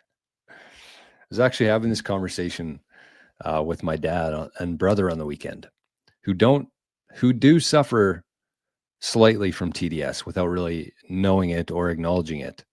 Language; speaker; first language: English; native; English